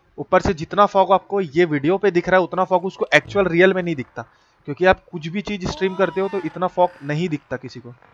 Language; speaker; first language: Hindi; native; Hindi